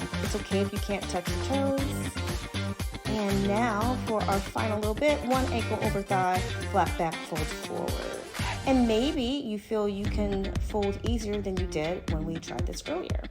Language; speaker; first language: English; native; English